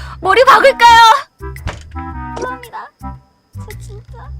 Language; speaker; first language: Korean; native; Korean